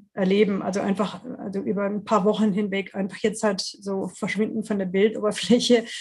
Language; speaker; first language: German; non-native, fluent; English